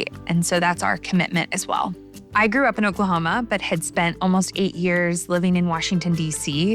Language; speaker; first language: English; native; English